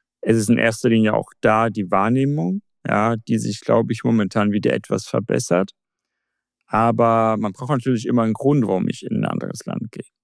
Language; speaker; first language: German; native; German